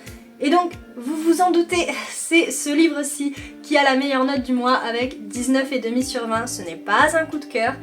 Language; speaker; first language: French; native; French